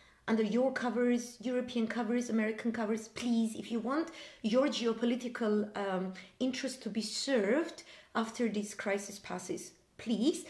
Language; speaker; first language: English; non-native, fluent; Armenian